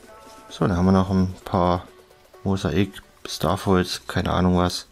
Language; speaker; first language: German; native; German